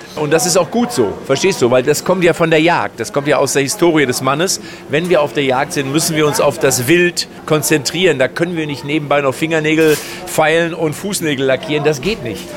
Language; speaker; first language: German; native; German